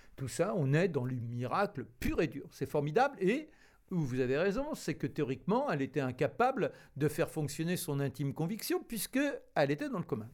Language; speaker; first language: French; native; French